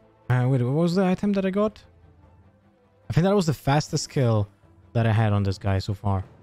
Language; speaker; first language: English; non-native, fluent; Polish